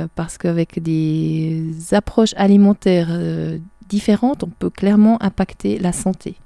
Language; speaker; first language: French; native; French